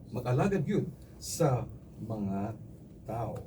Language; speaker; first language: Filipino; non-native, local second language; Cebuano